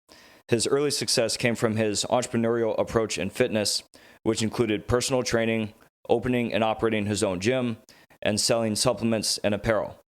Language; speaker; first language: English; native; English